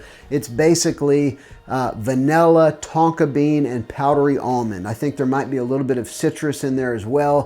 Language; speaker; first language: English; native; English